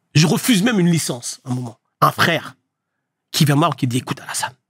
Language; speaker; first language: French; native; French